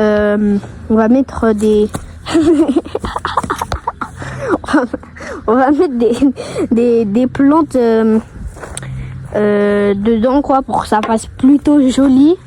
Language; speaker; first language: French; native; French